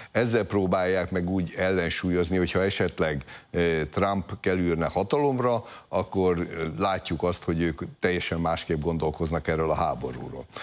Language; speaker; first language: Hungarian; native; Hungarian